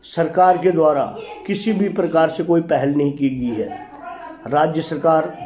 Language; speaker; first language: Hindi; native; Hindi